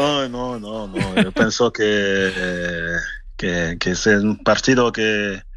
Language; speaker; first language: Spanish; non-native, fluent; French